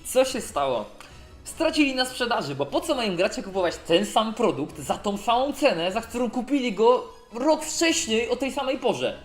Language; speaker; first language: Polish; native; Polish